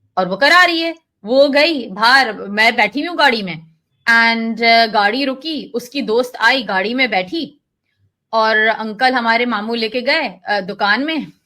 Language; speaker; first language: Hindi; early bilingual, heritage; Urdu